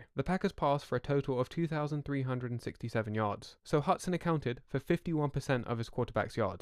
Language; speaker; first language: English; native; English